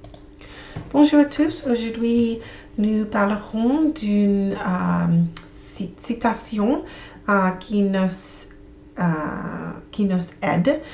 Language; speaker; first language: French; non-native, learner; English